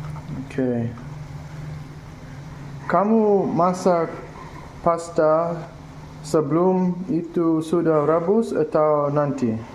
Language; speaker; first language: Indonesian; non-native, learner; English